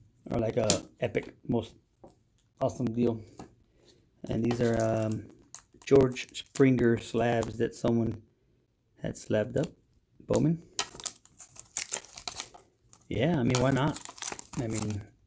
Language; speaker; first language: English; native; English